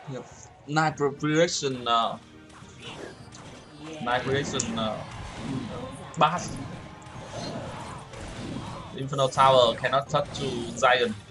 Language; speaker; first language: English; non-native, learner; Vietnamese